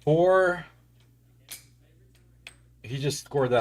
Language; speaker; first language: English; native; English